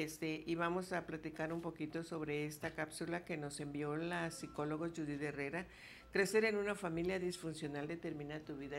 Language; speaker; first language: Spanish; native; Spanish